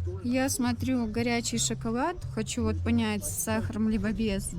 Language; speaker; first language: Russian; native; Russian